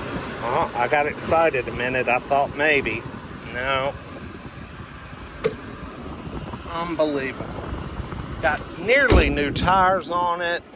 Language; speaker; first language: English; native; English